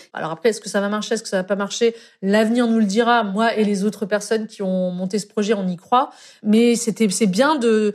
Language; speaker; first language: French; native; French